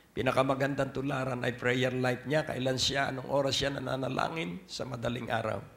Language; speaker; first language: Filipino; native; Filipino